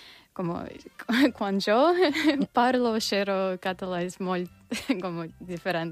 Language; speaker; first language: Catalan; non-native, learner; Russian